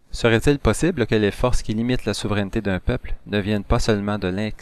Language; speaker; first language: French; native; French